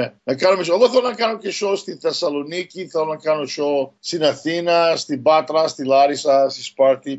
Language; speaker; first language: Greek; early bilingual, heritage; Greek